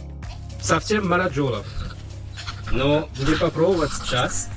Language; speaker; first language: Russian; non-native, learner; French